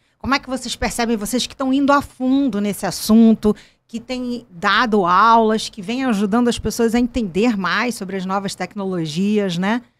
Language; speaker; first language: Portuguese; native; Portuguese